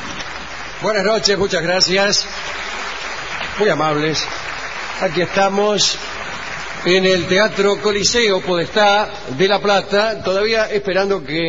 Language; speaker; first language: Spanish; native; Spanish